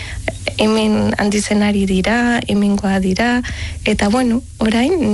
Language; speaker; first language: Basque; non-native, learner; Spanish